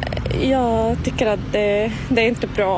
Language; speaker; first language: Swedish; non-native, learner; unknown